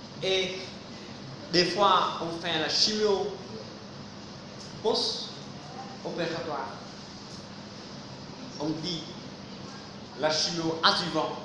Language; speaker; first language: French; non-native, fluent; Vietnamese